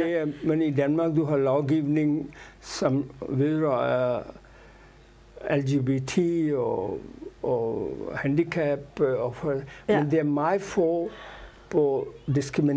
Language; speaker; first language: Danish; non-native, fluent; Urdu